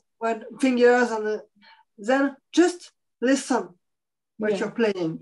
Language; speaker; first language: English; non-native, fluent; French